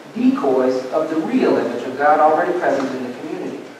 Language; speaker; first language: English; native; English